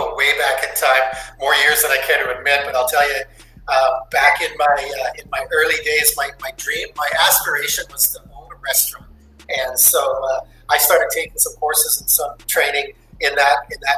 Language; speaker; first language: English; native; English